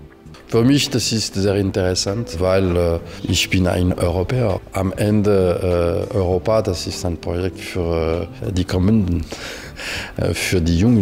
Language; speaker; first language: German; non-native, fluent; French